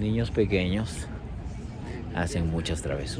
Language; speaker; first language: Spanish; early bilingual, heritage; Spanish